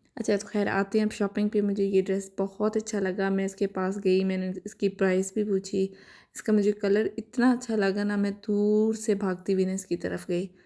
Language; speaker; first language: Urdu; native; Urdu